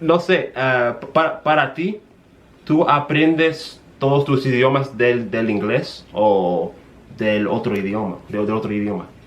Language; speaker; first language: Spanish; non-native, fluent; English